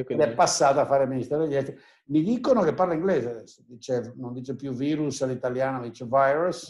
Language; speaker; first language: Italian; native; Italian